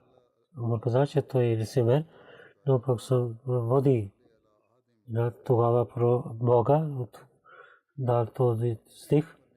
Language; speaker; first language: Bulgarian; non-native, learner; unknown